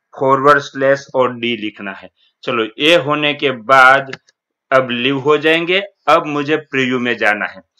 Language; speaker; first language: Hindi; non-native, local second language; Gujarati